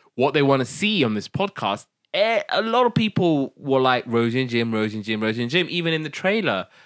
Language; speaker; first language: English; non-native, local second language; Somali